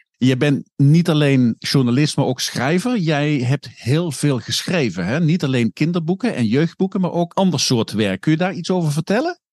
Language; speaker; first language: Dutch; native; Dutch